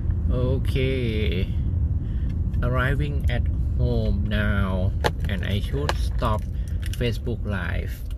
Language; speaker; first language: English; non-native, fluent; Thai